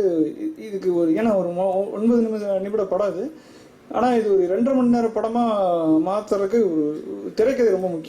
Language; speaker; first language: Tamil; native; Tamil